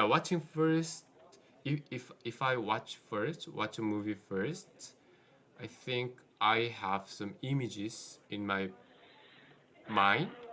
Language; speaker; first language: English; non-native, learner; Korean